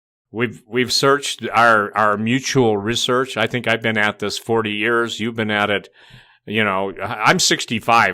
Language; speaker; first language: English; native; English